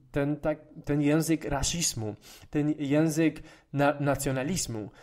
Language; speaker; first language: Polish; non-native, fluent; Spanish